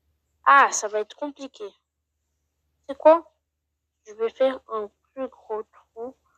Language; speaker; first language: French; native; French